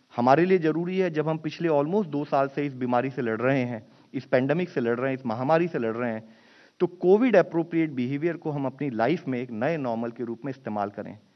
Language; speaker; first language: Hindi; native; Hindi